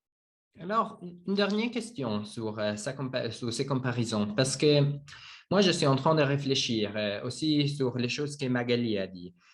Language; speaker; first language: French; non-native, learner; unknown